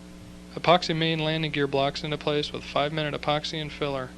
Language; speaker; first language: English; native; English